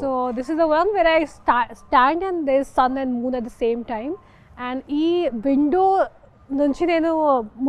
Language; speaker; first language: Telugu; non-native, fluent; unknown